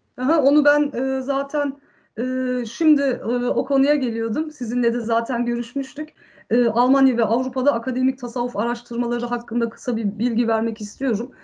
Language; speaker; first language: Turkish; early bilingual, heritage; Turkish